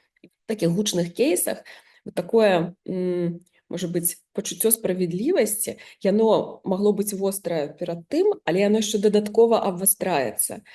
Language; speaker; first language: Belarusian; native; Belarusian